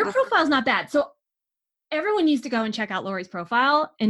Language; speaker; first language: English; native; English